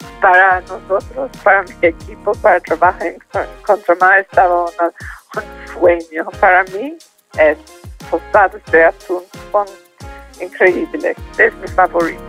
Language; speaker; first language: Spanish; non-native, learner; English